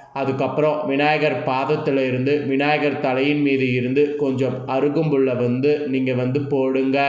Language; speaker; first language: Tamil; native; Tamil